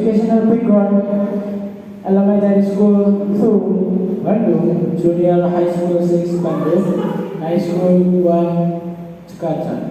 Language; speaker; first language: English; non-native, learner; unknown